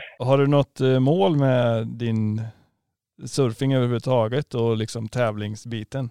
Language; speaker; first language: Swedish; native; Swedish